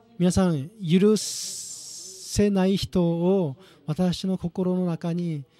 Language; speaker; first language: Japanese; non-native, fluent; Korean